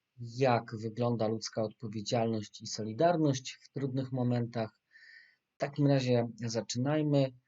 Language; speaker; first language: Polish; native; Polish